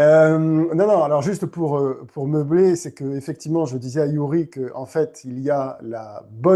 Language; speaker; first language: French; native; French